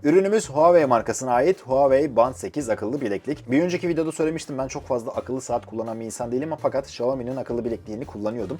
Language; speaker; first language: Turkish; native; Turkish